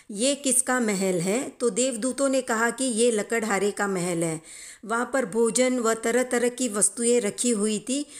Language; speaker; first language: Hindi; native; Hindi